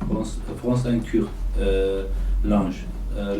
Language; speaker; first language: French; non-native, learner; Kurdish